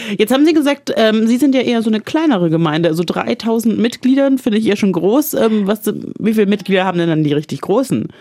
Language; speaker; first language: German; native; German